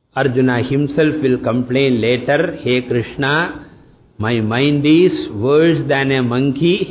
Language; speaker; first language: English; non-native, local second language; Tamil